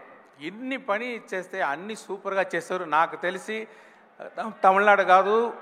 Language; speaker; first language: Telugu; non-native, local second language; Tamil